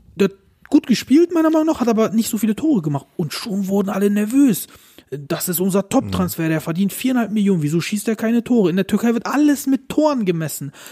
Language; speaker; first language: German; early bilingual, other home language; Turkish